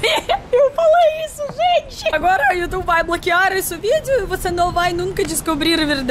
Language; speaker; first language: Portuguese; non-native, fluent; Russian